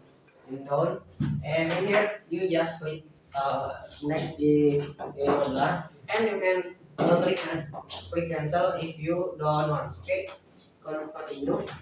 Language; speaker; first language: English; non-native, learner; Indonesian